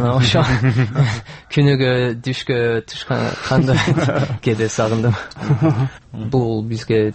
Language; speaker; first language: Kyrgyz; non-native, learner; English